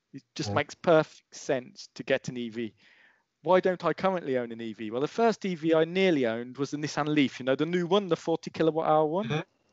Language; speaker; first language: English; native; English